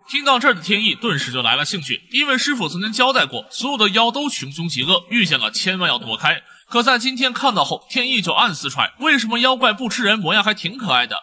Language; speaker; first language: Chinese; native; Chinese